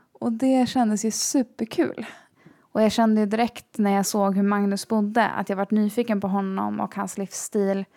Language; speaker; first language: Swedish; native; Swedish